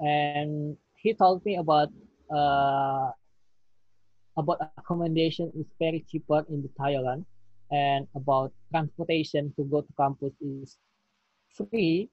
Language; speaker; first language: English; non-native, learner; Indonesian